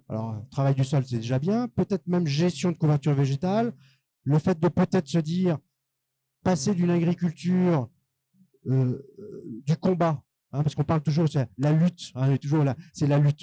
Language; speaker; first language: French; native; French